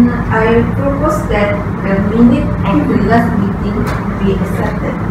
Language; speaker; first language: English; non-native, local second language; Malay